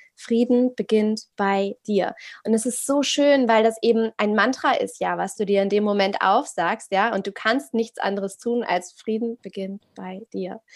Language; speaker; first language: German; native; German